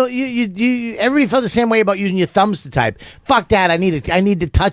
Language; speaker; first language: English; native; English